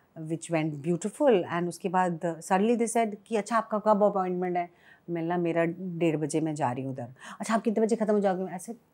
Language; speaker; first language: Hindi; native; Hindi